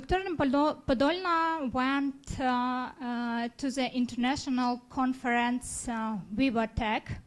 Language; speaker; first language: English; non-native, learner; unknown